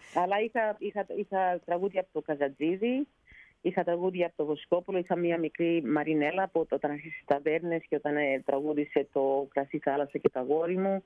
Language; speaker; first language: Greek; early bilingual, heritage; Greek